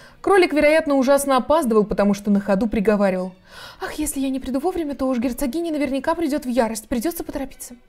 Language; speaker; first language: Russian; native; Russian